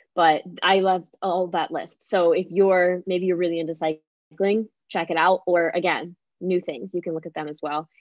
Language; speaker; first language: English; native; English